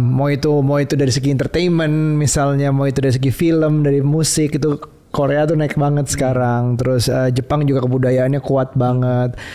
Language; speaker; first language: Indonesian; native; Indonesian